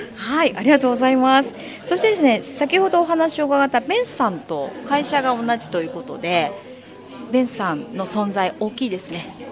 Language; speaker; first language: Japanese; native; Japanese